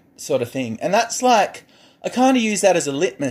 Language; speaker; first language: English; native; English